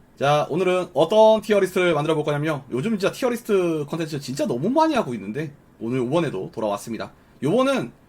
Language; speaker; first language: Korean; native; Korean